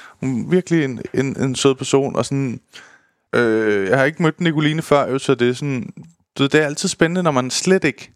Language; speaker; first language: Danish; early bilingual, other home language; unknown